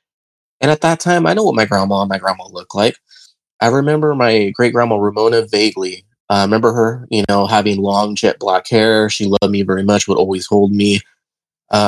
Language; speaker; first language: English; native; English